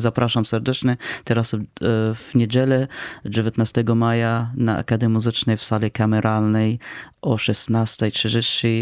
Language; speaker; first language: Polish; non-native, fluent; Arabic